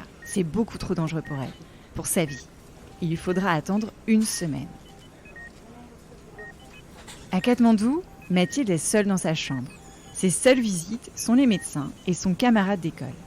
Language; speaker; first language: French; native; French